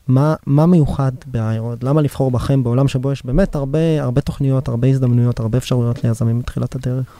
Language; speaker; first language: Hebrew; native; Hebrew